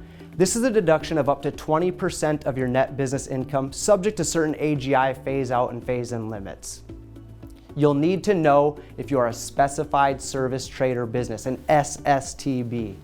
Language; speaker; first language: English; native; English